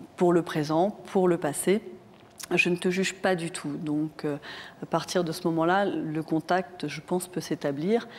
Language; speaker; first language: French; native; French